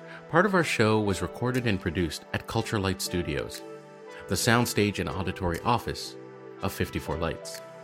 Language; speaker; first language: English; native; English